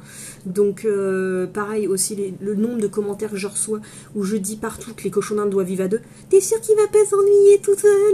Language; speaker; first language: French; native; French